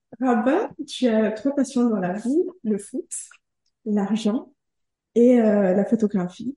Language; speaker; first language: French; non-native, local second language; Ngazidja Comorian